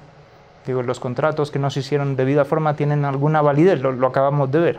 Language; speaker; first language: Spanish; native; Spanish